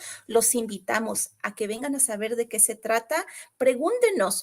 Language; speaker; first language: Spanish; native; Spanish